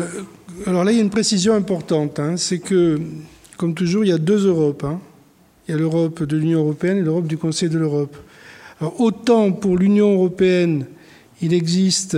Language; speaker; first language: French; native; French